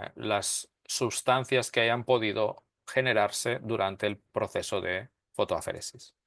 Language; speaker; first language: Spanish; native; Spanish